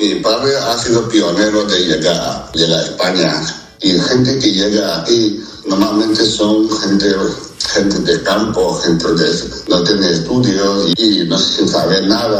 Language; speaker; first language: Spanish; non-native, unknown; Chinese